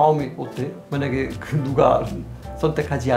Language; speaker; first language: Korean; non-native, fluent; Italian